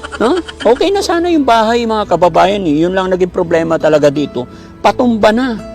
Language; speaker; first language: Filipino; native; Filipino